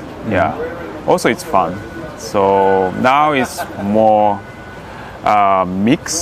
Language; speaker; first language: English; non-native, learner; Japanese